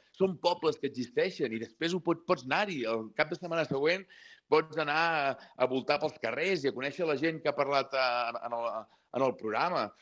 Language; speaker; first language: Catalan; native; Catalan